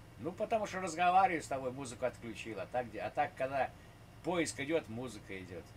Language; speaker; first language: Russian; native; Russian